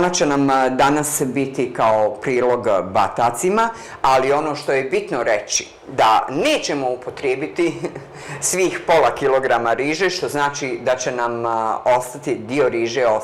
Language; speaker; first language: Bosnian; native; Bosnian